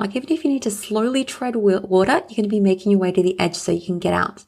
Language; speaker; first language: English; native; English